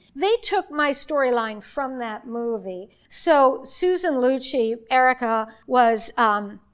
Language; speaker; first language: English; native; English